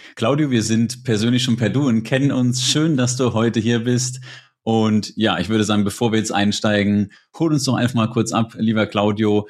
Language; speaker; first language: German; native; German